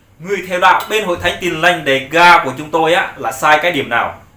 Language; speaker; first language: Vietnamese; non-native, local second language; Jarai